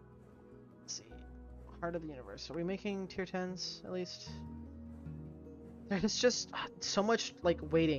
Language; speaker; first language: English; native; English